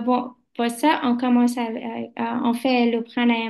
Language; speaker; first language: French; non-native, learner; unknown